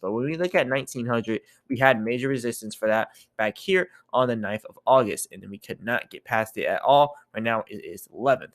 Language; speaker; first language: English; native; English